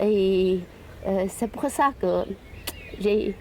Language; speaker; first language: French; non-native, fluent; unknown